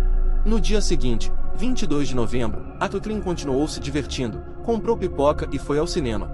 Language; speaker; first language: Portuguese; native; Portuguese